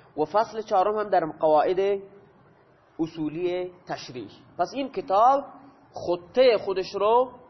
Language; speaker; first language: Persian; native; Persian